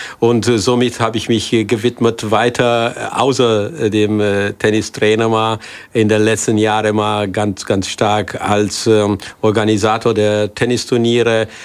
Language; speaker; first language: German; non-native, fluent; Romanian